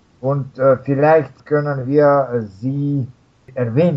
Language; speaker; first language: German; non-native, fluent; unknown